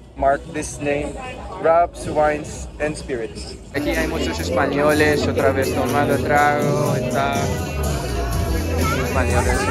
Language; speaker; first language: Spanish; non-native, learner; Filipino